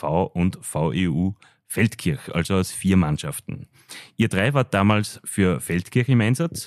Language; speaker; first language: German; native; German